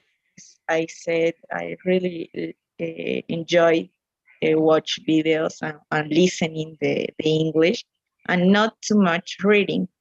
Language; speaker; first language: English; non-native, learner; Spanish